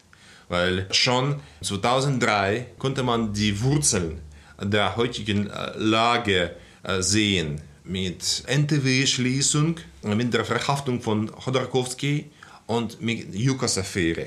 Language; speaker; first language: German; non-native, fluent; Russian